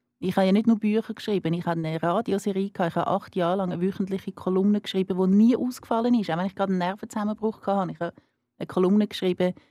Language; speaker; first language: German; native; German